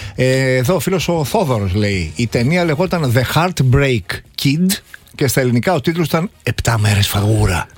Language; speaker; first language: Greek; native; Greek